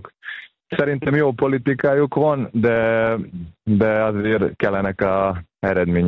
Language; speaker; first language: Hungarian; non-native, fluent; Serbian